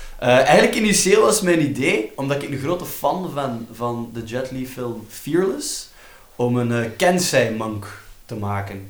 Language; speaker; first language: Dutch; native; Dutch